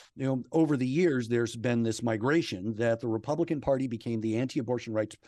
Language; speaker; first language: English; native; English